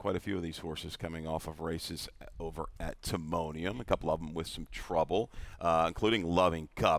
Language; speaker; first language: English; native; English